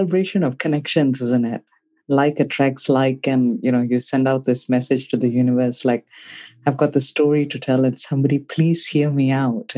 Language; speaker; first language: English; non-native, local second language; Tamil